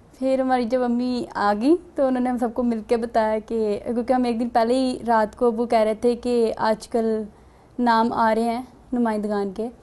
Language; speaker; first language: Urdu; native; Urdu